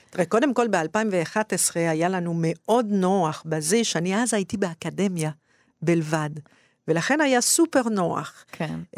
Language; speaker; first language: Hebrew; non-native, fluent; French